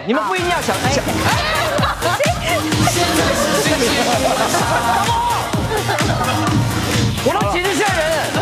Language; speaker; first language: Chinese; native; Chinese